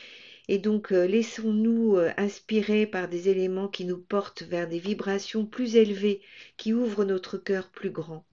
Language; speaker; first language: French; native; French